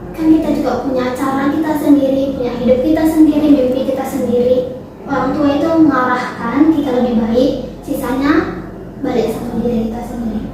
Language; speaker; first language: Indonesian; native; Indonesian